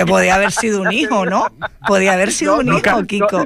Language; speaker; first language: Spanish; native; Spanish